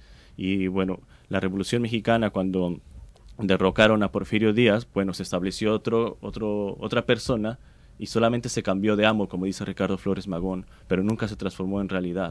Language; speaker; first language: Spanish; native; Spanish